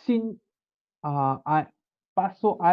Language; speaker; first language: Spanish; non-native, learner; Korean